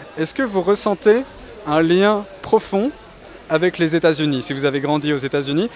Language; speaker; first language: French; native; French